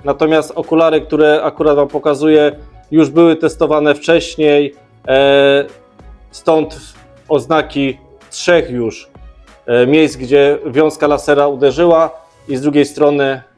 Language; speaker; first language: Polish; native; Polish